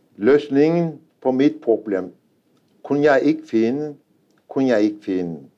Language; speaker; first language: Danish; non-native, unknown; Turkish